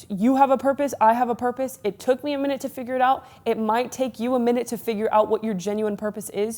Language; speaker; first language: English; native; English